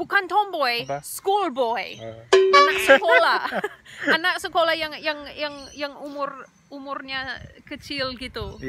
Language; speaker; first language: Indonesian; non-native, fluent; English